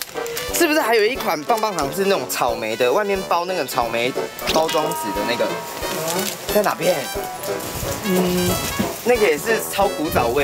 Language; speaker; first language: Chinese; native; Chinese